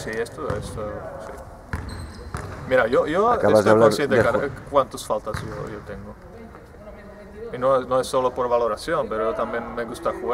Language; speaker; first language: Spanish; non-native, fluent; Czech